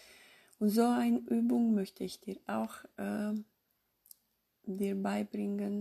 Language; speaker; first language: German; non-native, fluent; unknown